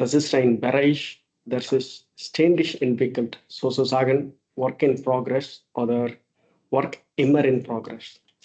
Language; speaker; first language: German; non-native, fluent; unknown